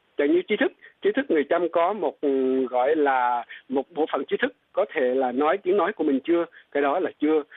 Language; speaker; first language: Vietnamese; non-native, local second language; Eastern Cham